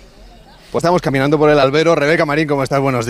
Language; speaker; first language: Spanish; native; Spanish